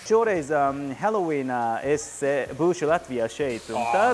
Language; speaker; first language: Latvian; non-native, learner; Japanese